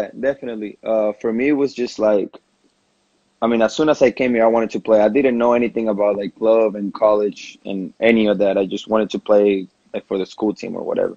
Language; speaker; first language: English; non-native, fluent; Spanish